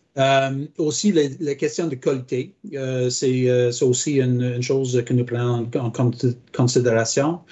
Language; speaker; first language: French; non-native, local second language; English